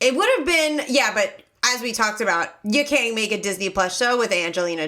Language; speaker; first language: English; native; English